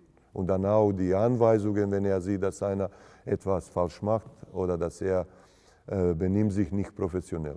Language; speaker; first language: German; non-native, fluent; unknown